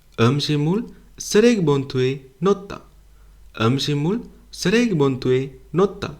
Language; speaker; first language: Korean; non-native, fluent; Sinhala